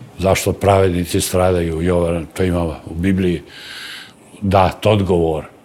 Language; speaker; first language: Serbian; native; Serbian